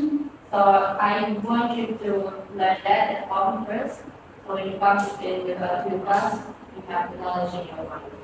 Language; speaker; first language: English; non-native, fluent; Indonesian